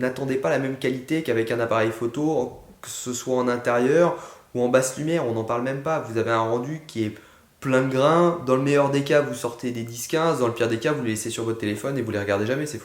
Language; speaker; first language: French; native; French